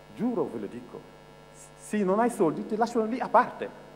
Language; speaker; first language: Italian; non-native, fluent; Wolof